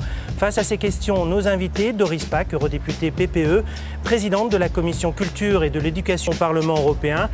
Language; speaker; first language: French; native; French